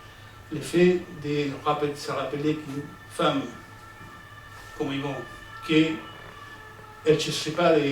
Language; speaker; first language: French; non-native, fluent; Spanish